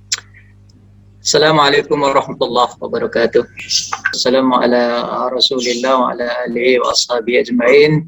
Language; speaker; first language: Malay; native; Malay